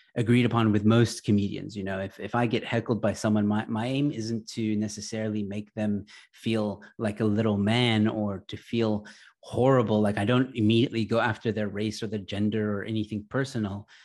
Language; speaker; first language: English; early bilingual, other home language; Arabic